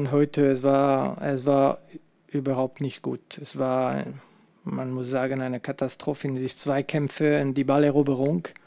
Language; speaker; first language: German; non-native, fluent; French